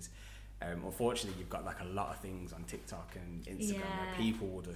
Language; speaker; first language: English; native; English